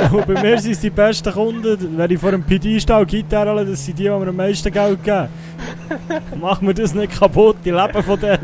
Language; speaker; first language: German; native; German